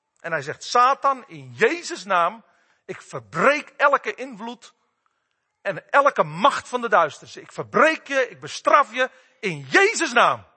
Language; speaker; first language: Dutch; native; Dutch